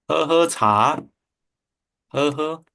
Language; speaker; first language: Chinese; non-native, fluent; Indonesian